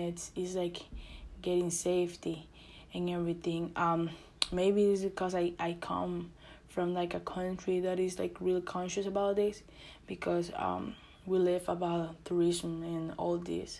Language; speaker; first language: English; non-native, learner; Spanish